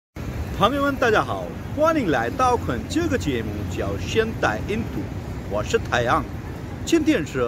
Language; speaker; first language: Chinese; non-native, learner; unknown